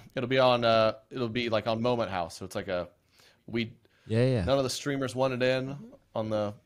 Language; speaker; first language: English; native; English